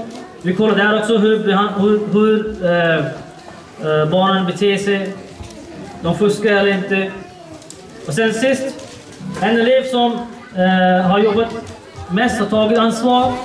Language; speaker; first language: Swedish; non-native, learner; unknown